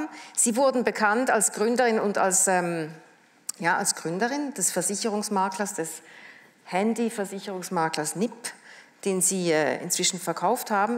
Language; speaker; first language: German; native; German